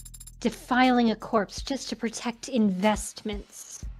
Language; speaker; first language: English; native; English